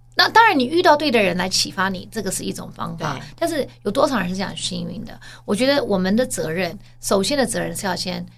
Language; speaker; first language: Chinese; native; Chinese